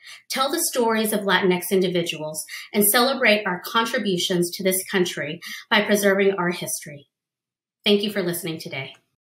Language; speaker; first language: English; early bilingual, other home language; Spanish